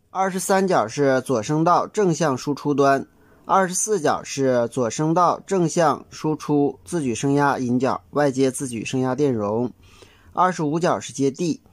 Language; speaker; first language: Chinese; native; Chinese